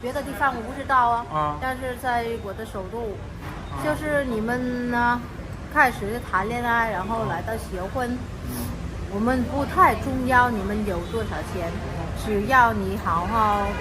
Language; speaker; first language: Chinese; non-native, learner; Vietnamese